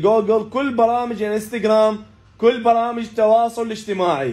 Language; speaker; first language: Arabic; native; Arabic